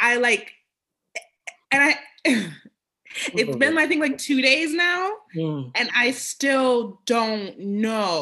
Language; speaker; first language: English; native; English